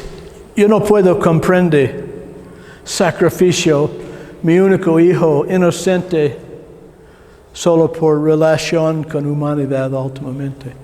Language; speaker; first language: Spanish; non-native, learner; English